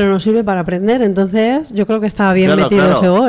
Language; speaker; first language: Spanish; native; Spanish